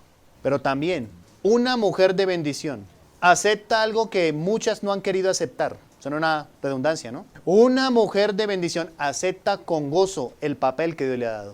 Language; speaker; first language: Spanish; native; Spanish